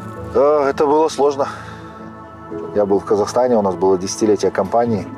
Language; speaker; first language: Russian; native; Russian